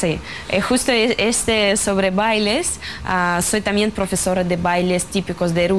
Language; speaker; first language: Spanish; non-native, fluent; Russian